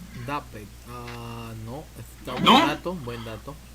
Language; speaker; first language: Spanish; native; Spanish